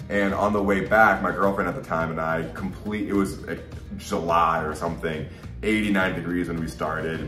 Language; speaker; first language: English; native; English